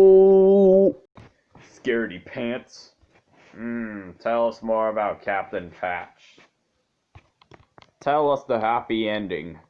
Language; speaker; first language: English; native; English